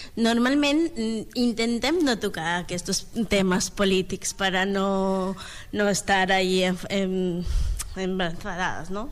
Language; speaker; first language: Catalan; non-native, learner; Spanish